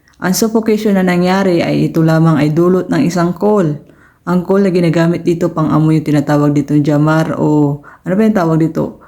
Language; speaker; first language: Filipino; native; Filipino